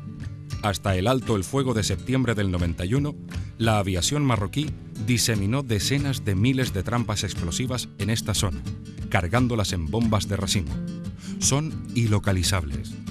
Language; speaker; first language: Spanish; native; Spanish